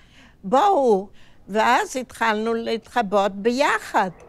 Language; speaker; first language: Hebrew; non-native, fluent; Yiddish